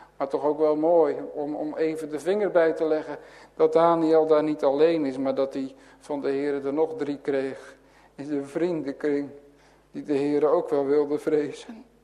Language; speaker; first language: Dutch; native; Dutch